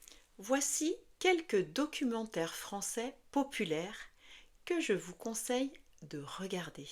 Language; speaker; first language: French; native; French